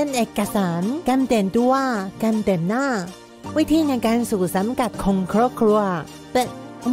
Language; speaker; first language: Thai; non-native, learner; Chinese